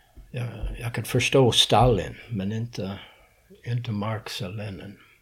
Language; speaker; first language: Swedish; non-native, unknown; English